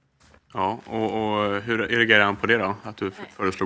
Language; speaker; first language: Swedish; native; Swedish